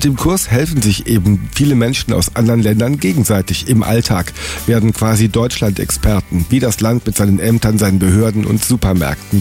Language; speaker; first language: German; native; German